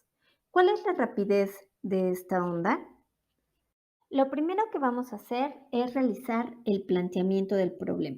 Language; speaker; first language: Spanish; native; Spanish